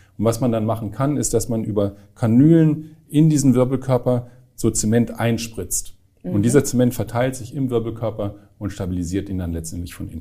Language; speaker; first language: German; native; German